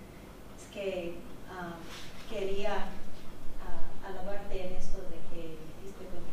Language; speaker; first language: Spanish; non-native, fluent; English